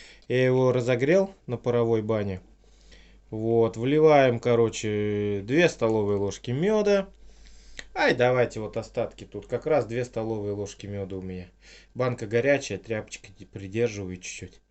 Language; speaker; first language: Russian; native; Russian